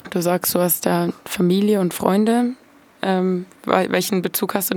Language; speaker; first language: German; native; German